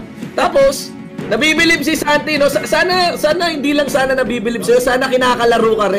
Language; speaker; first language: Filipino; native; Filipino